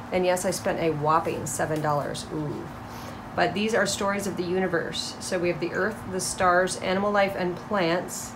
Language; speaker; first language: English; native; English